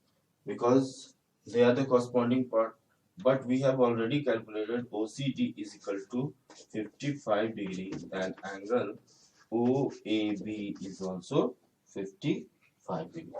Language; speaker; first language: English; non-native, local second language; Hindi